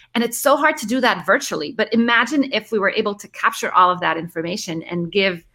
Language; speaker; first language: English; early bilingual, other home language; Arabic